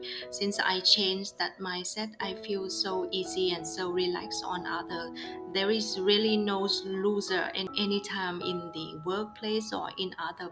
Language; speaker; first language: English; non-native, fluent; Vietnamese